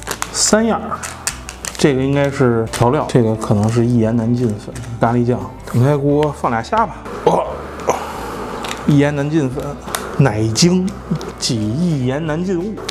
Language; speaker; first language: Chinese; native; Chinese